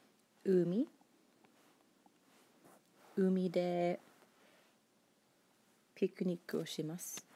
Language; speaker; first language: Japanese; non-native, fluent; English